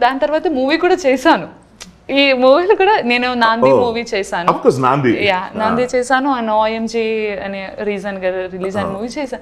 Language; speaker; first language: Telugu; non-native, learner; Malayalam